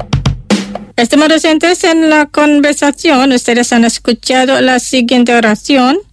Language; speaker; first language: Spanish; non-native, fluent; Indonesian